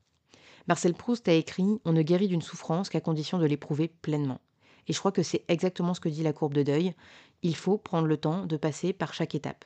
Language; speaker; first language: French; native; French